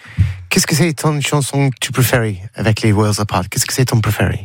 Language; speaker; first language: French; non-native, learner; English